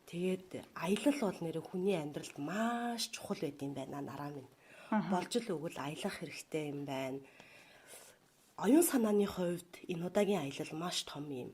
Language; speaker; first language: Mongolian; native; Mongolian